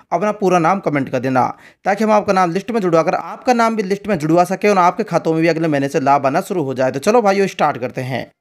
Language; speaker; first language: Hindi; native; Hindi